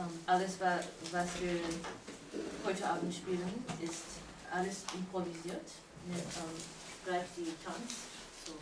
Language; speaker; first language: German; non-native, learner; English